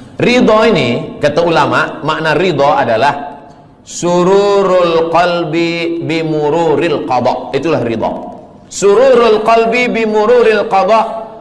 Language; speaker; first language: Malay; native; Malay